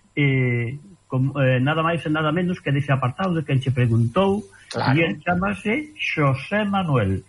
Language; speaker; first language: Galician; native; Galician